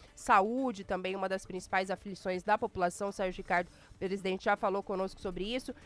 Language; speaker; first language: Portuguese; native; Portuguese